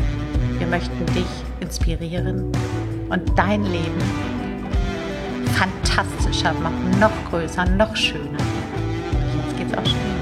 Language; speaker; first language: German; native; German